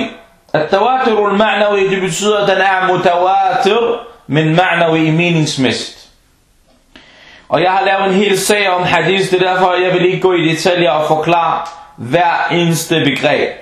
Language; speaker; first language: Danish; early bilingual, other home language; Arabic